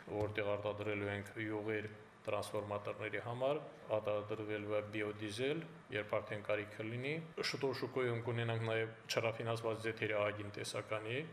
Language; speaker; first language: Armenian; native; Armenian